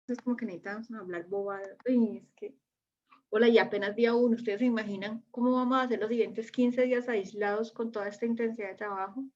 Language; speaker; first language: Spanish; native; Spanish